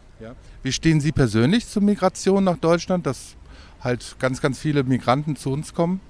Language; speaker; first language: German; native; German